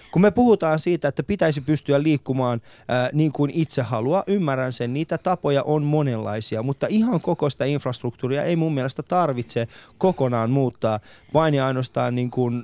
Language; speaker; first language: Finnish; early bilingual, other home language; Persian